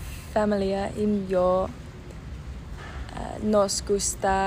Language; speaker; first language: Spanish; non-native, learner; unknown